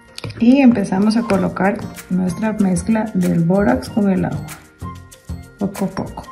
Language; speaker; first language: Spanish; native; Spanish